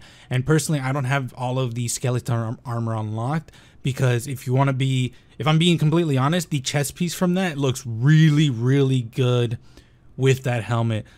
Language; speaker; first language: English; native; English